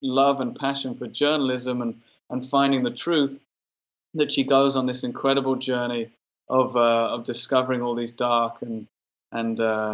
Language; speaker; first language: English; native; English